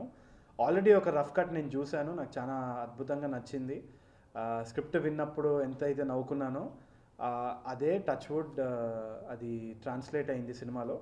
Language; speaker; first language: Telugu; native; Telugu